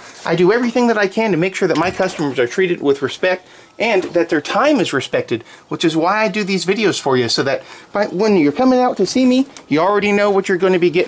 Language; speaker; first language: English; native; English